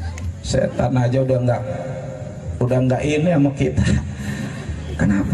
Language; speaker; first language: Indonesian; native; Indonesian